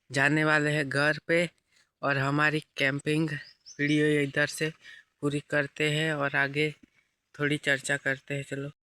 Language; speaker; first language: Hindi; non-native, local second language; Gujarati